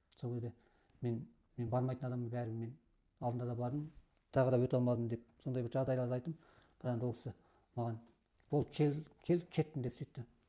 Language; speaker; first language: Kazakh; early bilingual, heritage; Kazakh